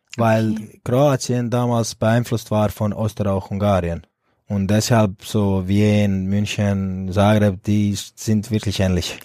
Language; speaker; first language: German; non-native, fluent; Croatian